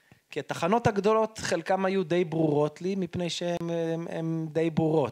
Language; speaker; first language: Hebrew; early bilingual, heritage; Hebrew